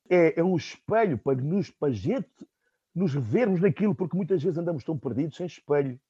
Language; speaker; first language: Portuguese; non-native, local second language; Upper Guinea Crioulo